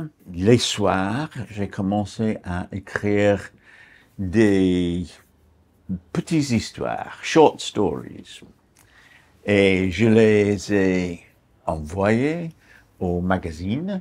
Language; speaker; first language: French; non-native, fluent; English